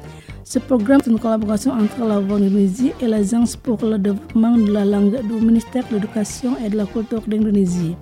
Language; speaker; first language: French; non-native, fluent; Indonesian